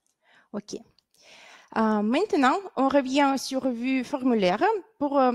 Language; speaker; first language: French; non-native, fluent; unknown